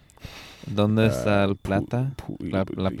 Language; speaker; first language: Spanish; non-native, learner; English